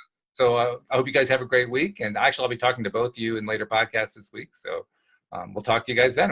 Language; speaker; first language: English; native; English